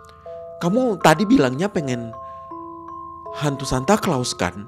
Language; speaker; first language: Indonesian; native; Indonesian